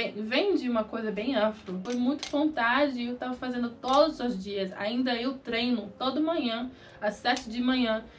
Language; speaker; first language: Portuguese; non-native, fluent; English